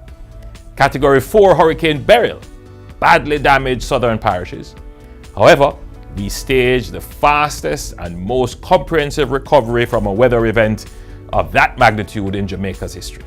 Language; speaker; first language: English; native; English